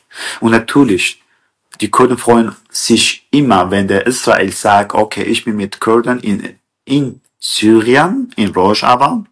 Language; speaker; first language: German; non-native, fluent; Kurdish